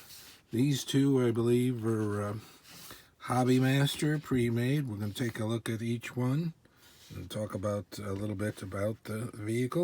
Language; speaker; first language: English; native; English